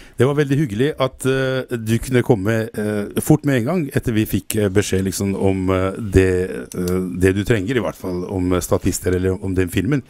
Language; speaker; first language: Norwegian; non-native, local second language; Albanian